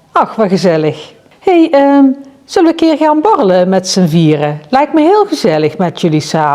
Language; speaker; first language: Dutch; native; Dutch